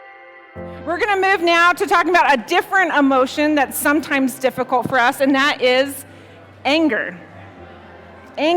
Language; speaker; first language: English; native; English